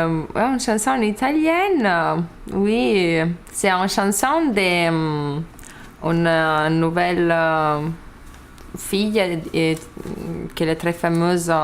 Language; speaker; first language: French; non-native, learner; Lithuanian